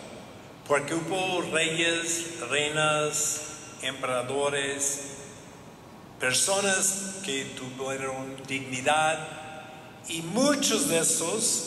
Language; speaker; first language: Spanish; non-native, learner; English